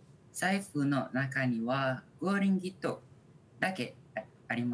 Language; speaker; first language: Japanese; non-native, learner; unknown